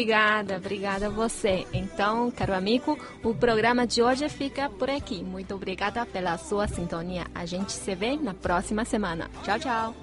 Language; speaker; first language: Portuguese; non-native, fluent; Chinese